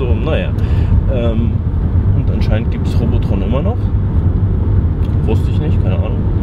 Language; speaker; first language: German; native; German